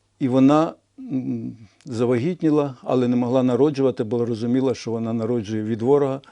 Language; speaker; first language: Ukrainian; non-native, local second language; Russian